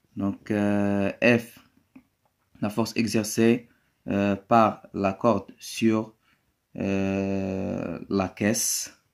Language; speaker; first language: French; non-native, local second language; Arabic